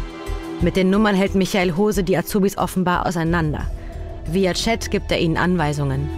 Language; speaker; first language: German; native; German